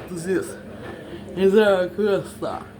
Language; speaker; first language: English; non-native, learner; Russian